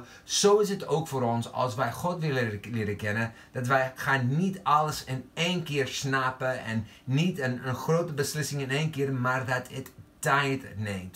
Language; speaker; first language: Dutch; non-native, fluent; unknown